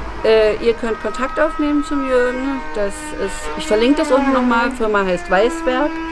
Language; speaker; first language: German; native; German